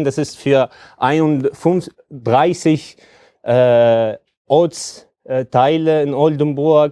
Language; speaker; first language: German; non-native, fluent; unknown